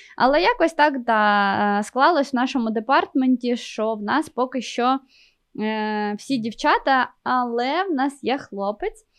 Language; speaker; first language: Ukrainian; non-native, local second language; Russian